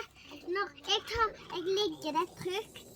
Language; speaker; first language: Norwegian; early bilingual, other home language; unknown